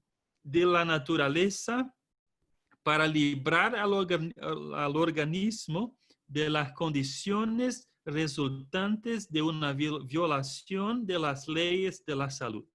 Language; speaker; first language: Spanish; non-native, fluent; Portuguese